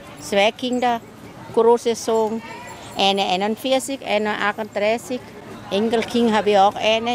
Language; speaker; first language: German; non-native, learner; Thai